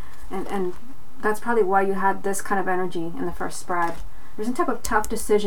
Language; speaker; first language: English; native; English